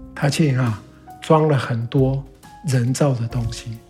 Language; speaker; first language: Chinese; native; Chinese